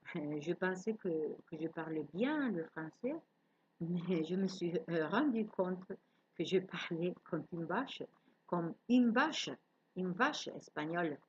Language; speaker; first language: French; non-native, learner; Spanish